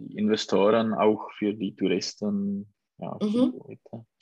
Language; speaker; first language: German; non-native, fluent; Czech